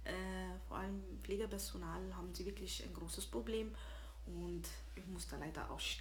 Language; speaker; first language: German; early bilingual, other home language; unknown